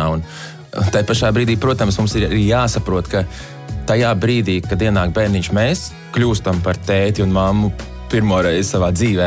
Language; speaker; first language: Latvian; native; Latvian